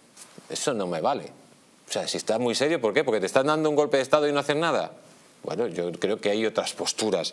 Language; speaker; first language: Spanish; native; Spanish